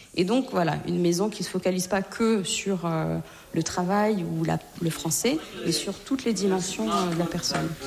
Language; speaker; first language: French; native; French